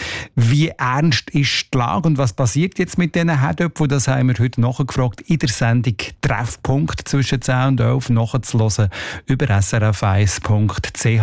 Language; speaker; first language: German; native; German